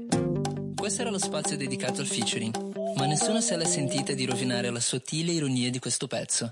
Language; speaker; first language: Italian; native; Italian